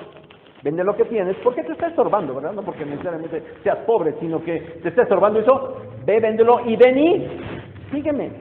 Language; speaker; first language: Spanish; native; Spanish